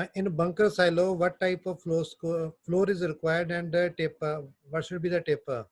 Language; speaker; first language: English; non-native, local second language; Punjabi